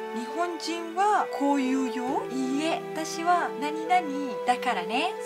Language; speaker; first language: Japanese; non-native, fluent; Malay